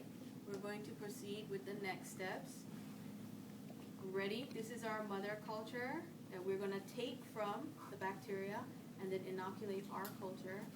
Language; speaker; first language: English; native; English